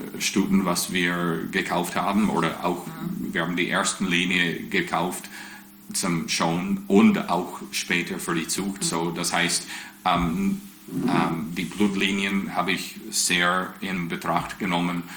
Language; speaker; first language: German; early bilingual, heritage; English